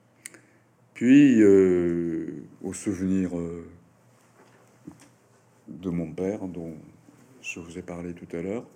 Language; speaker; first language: French; non-native, fluent; Japanese